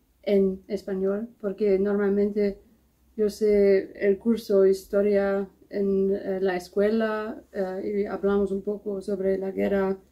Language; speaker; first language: Spanish; non-native, learner; German